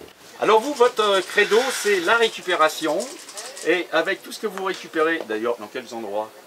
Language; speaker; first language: French; native; French